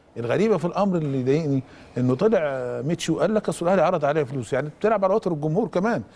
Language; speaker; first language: Egyptian Arabic; native; Egyptian Arabic